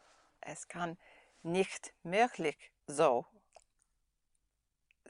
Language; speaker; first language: German; non-native, learner; English